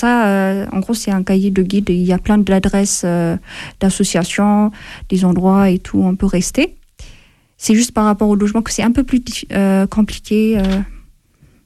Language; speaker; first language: French; non-native, fluent; Amharic